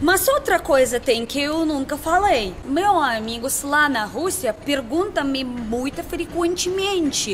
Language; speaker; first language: Portuguese; non-native, learner; Russian